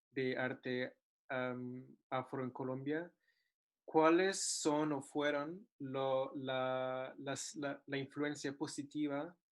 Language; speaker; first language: Spanish; non-native, fluent; English